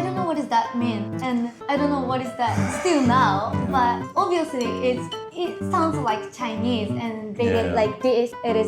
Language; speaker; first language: English; non-native, fluent; Japanese